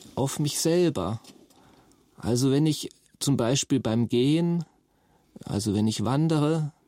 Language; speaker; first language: German; native; German